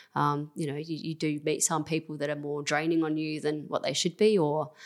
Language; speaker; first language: English; native; English